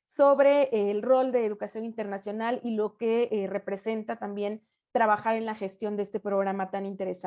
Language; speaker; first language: Spanish; native; Spanish